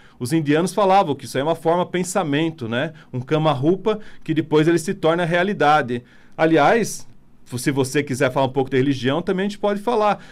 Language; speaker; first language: Portuguese; non-native, fluent; Italian